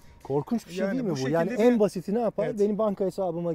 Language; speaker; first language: Turkish; native; Turkish